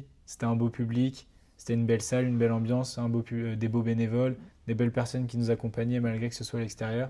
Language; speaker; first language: French; native; French